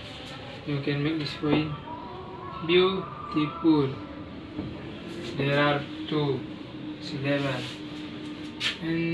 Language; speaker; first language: English; non-native, learner; Indonesian